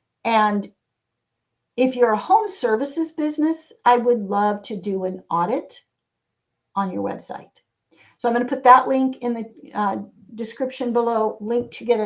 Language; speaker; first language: English; native; English